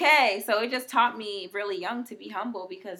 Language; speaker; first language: English; non-native, fluent; Haitian Creole